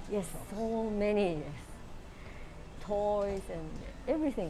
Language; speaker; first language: English; non-native, fluent; Japanese